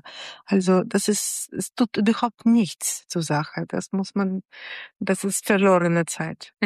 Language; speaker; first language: German; non-native, fluent; Russian